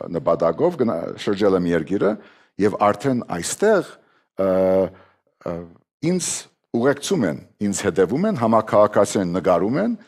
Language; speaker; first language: Armenian; early bilingual, heritage; Armenian